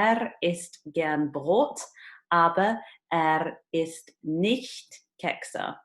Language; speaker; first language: German; non-native, fluent; English